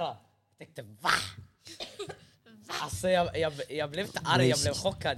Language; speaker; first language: Swedish; early bilingual, other home language; Arabic